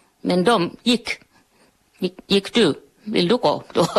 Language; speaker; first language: Swedish; non-native, local second language; Finnish